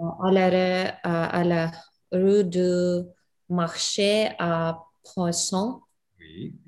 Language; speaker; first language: French; non-native, learner; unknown